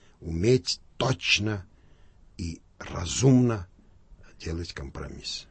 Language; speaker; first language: Russian; non-native, local second language; Armenian